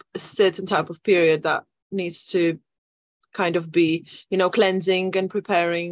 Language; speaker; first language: English; non-native, fluent; Czech